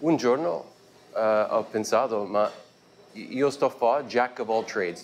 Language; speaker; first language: Italian; early bilingual, heritage; Italian